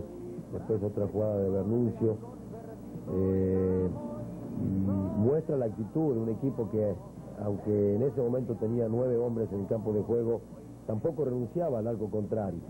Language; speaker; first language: Spanish; native; Spanish